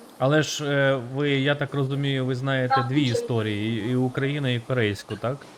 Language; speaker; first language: Ukrainian; native; Ukrainian